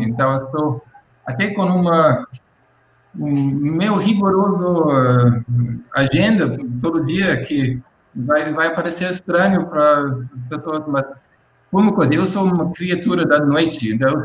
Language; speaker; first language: Portuguese; non-native, fluent; English